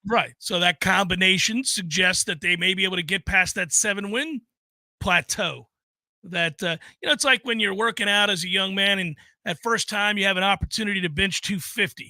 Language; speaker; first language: English; native; English